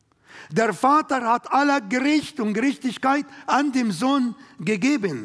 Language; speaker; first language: German; non-native, learner; Arabic